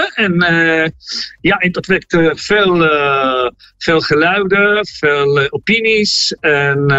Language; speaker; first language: Dutch; non-native, fluent; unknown